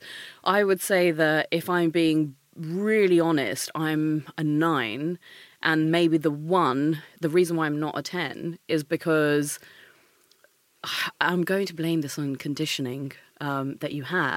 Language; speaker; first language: English; native; English